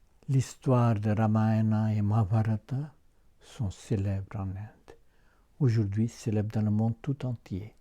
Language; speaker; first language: French; non-native, fluent; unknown